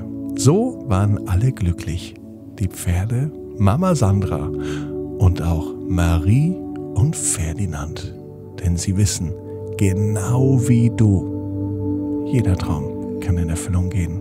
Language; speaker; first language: German; native; German